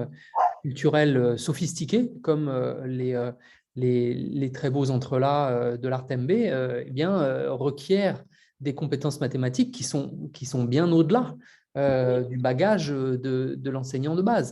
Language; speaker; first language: French; native; French